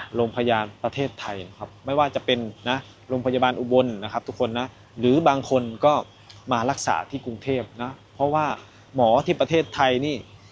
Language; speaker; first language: Thai; native; Thai